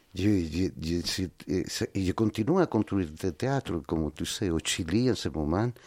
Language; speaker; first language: French; non-native, learner; Spanish